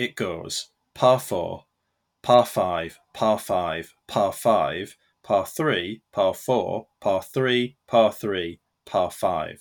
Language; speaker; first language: English; native; English